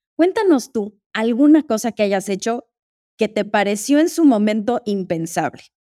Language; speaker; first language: Spanish; native; Spanish